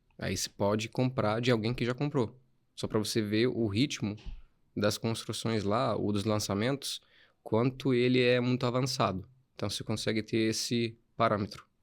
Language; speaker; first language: Portuguese; non-native, fluent; Arabic